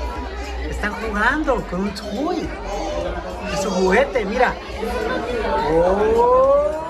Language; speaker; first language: Spanish; early bilingual, other home language; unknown